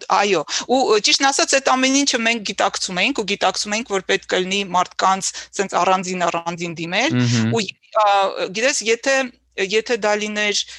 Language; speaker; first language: Armenian; native; Armenian